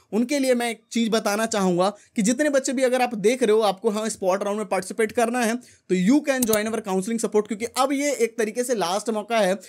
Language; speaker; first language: Hindi; native; Hindi